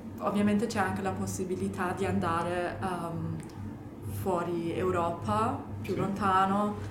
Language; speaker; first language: Italian; non-native, learner; German